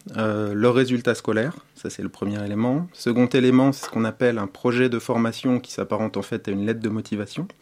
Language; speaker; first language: French; native; French